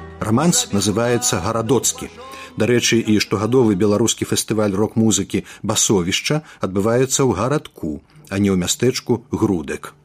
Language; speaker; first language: Belarusian; native; Belarusian